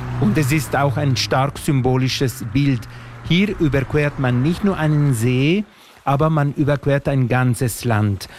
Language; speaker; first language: German; non-native, local second language; Italian